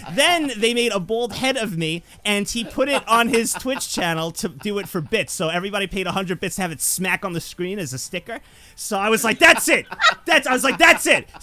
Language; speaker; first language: English; native; English